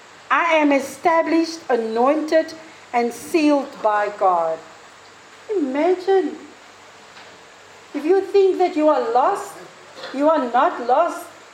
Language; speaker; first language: English; non-native, local second language; Afrikaans